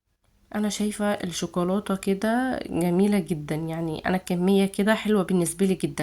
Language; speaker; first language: Arabic; native; Arabic